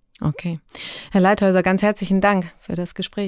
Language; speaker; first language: German; native; German